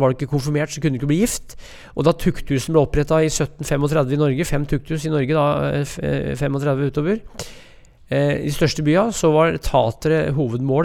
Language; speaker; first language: Norwegian; native; Norwegian